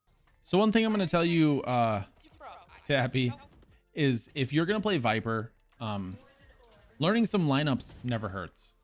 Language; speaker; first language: English; native; English